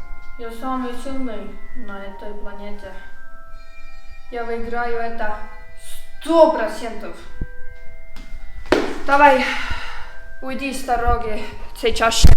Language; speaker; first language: Russian; non-native, learner; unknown